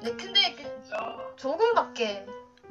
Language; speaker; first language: Korean; early bilingual, heritage; Thai